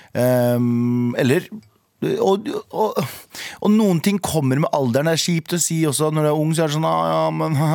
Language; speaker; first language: Norwegian; native; Norwegian